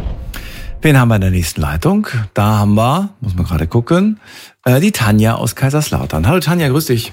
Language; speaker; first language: German; native; German